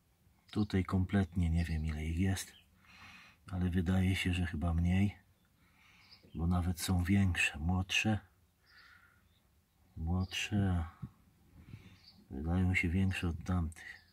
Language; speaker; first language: Polish; native; Polish